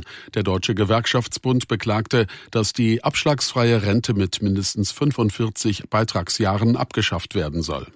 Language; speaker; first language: German; native; German